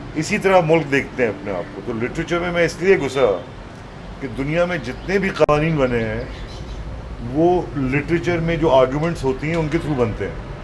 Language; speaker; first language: Urdu; non-native, local second language; Punjabi